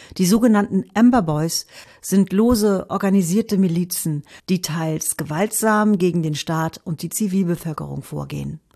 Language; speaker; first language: German; native; German